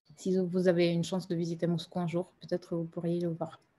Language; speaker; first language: French; non-native, fluent; Russian